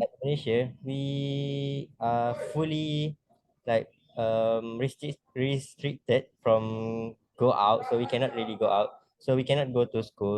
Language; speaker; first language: English; non-native, learner; Malay